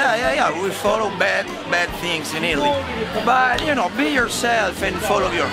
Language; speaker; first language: English; non-native, learner; Italian